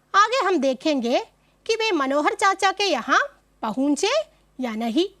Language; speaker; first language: Hindi; non-native, local second language; Malayalam